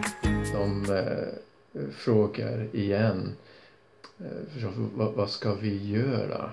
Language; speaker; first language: Swedish; non-native, fluent; English